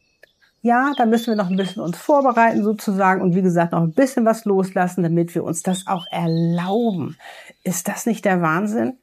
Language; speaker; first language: German; native; German